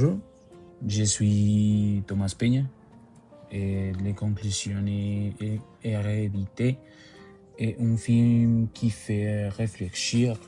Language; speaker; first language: French; non-native, learner; Spanish